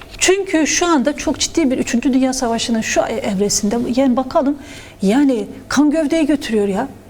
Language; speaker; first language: Turkish; non-native, local second language; Kurdish